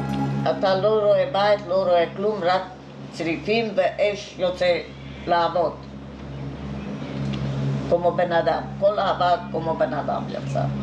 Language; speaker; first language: Hebrew; non-native, fluent; Hungarian